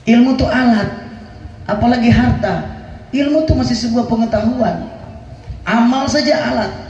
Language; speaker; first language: Indonesian; native; Indonesian